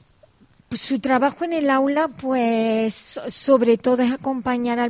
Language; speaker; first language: Spanish; native; Spanish